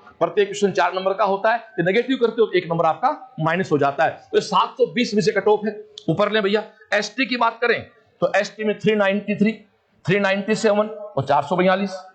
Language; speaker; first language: Hindi; native; Hindi